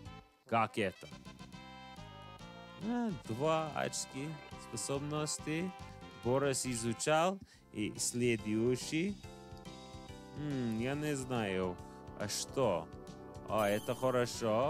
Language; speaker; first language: Russian; non-native, learner; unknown